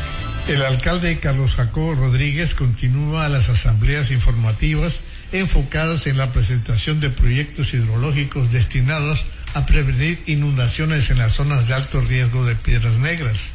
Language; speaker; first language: Spanish; native; Spanish